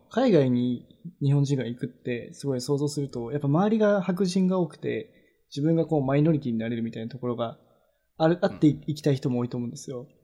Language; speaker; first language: Japanese; native; Japanese